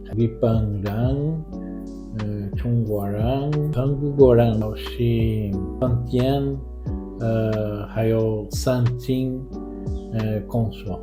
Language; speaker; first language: Chinese; non-native, learner; Portuguese